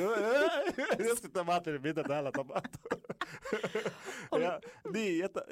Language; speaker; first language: Finnish; non-native, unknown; Arabic